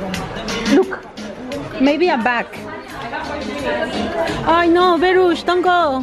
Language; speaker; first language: English; non-native, learner; Spanish